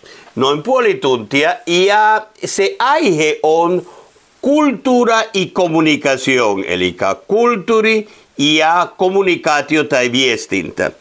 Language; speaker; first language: Finnish; non-native, fluent; Spanish